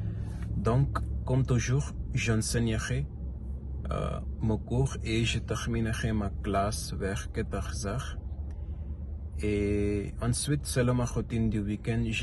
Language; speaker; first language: French; non-native, learner; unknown